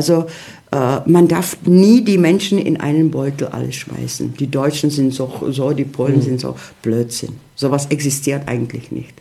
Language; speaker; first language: German; early bilingual, heritage; Czech